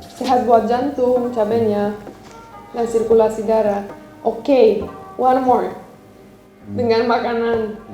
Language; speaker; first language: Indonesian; non-native, fluent; Romanian